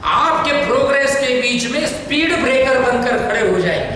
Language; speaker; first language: Hindi; non-native, local second language; Marathi